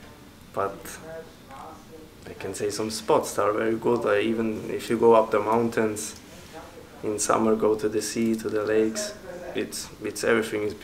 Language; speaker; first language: English; non-native, fluent; German